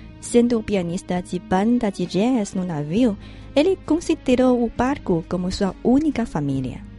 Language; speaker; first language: Portuguese; non-native, fluent; Chinese